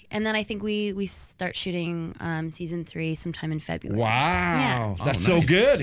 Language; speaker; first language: English; native; English